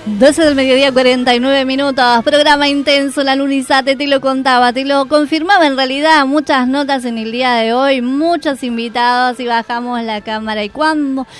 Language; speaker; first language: Spanish; native; Spanish